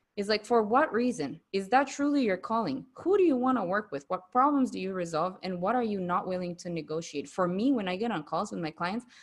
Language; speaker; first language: English; non-native, fluent; Spanish